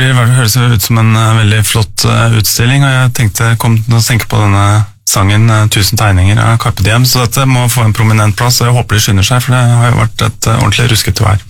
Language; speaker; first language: Norwegian; native; Norwegian